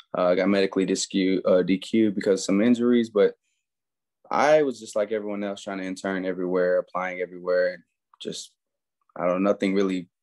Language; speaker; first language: English; native; English